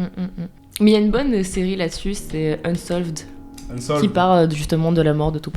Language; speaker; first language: French; native; French